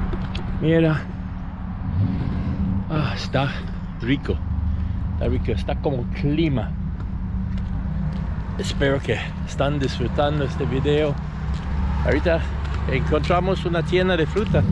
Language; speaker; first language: Spanish; non-native, fluent; English